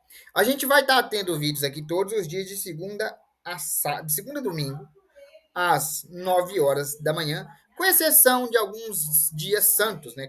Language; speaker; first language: Portuguese; native; Portuguese